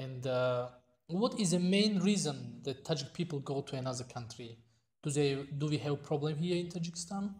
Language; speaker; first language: English; non-native, fluent; Tajik